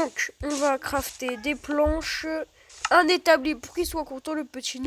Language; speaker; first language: French; native; French